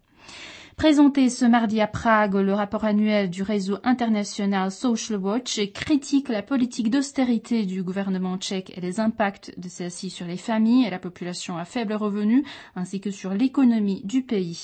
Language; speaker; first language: French; non-native, fluent; Czech